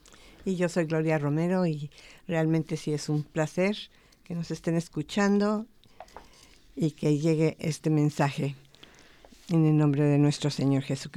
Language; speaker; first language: Spanish; native; Spanish